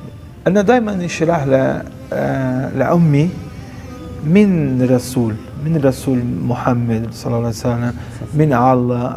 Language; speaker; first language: Arabic; non-native, learner; Portuguese